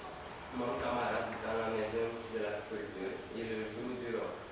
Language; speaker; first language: French; non-native, learner; Romanian